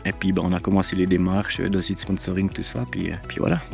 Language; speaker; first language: French; native; French